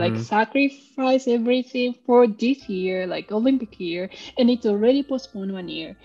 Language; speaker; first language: English; non-native, learner; Japanese